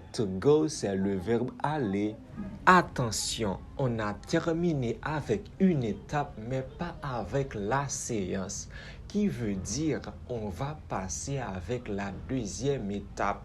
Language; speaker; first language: French; non-native, local second language; Haitian Creole